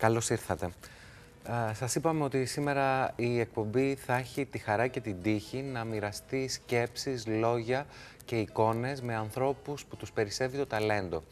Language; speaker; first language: Greek; native; Greek